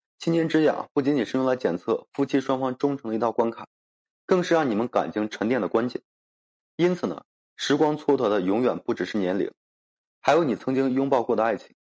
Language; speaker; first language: Chinese; native; Chinese